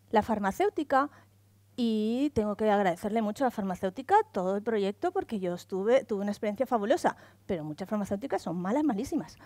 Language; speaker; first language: Spanish; native; Spanish